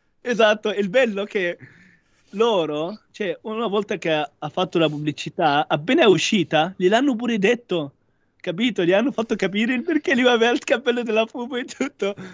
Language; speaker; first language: Italian; non-native, fluent; Arabic